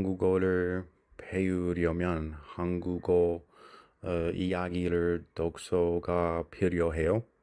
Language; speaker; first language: Korean; non-native, learner; English